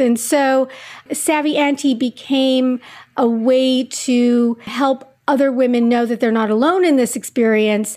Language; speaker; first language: English; native; English